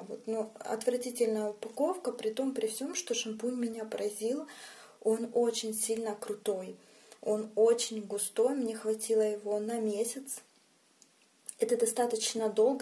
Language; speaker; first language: Russian; native; Russian